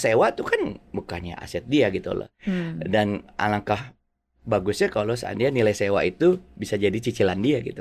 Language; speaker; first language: Indonesian; native; Indonesian